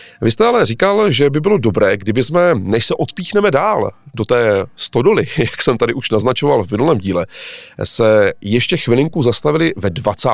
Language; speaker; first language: Czech; native; Czech